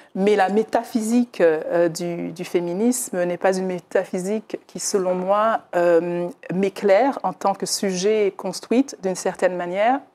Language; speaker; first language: French; native; French